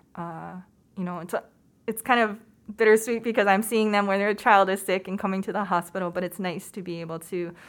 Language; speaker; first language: English; native; English